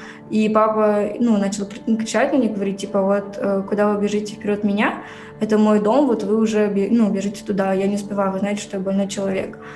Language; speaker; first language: Russian; native; Russian